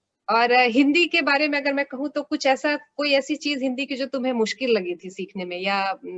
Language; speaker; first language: Hindi; native; Hindi